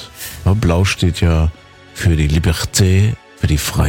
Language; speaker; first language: German; native; German